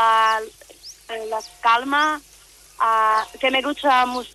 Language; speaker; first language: Spanish; non-native, learner; Portuguese